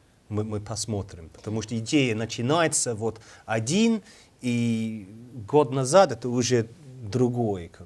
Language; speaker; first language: Russian; non-native, fluent; English